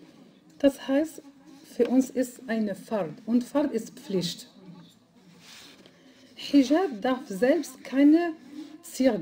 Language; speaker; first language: German; non-native, fluent; Arabic